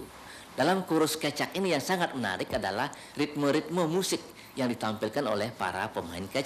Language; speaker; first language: Indonesian; native; Indonesian